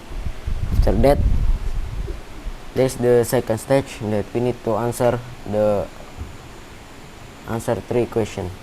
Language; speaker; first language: English; non-native, learner; Indonesian